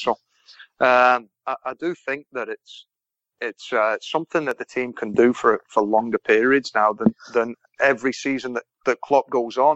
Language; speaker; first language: English; native; English